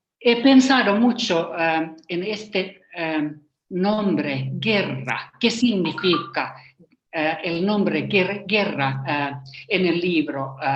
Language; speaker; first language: Spanish; non-native, fluent; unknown